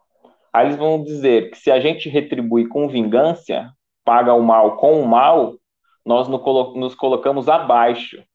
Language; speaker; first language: Portuguese; native; Portuguese